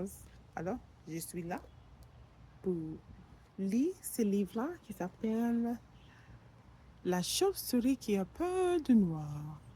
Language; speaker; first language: French; non-native, learner; English